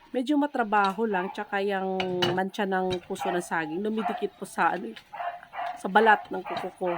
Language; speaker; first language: Filipino; non-native, local second language; Cebuano